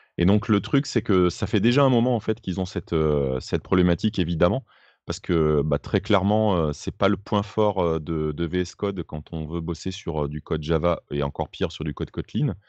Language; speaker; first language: French; native; French